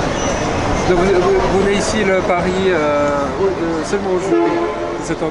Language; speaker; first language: French; non-native, learner; Japanese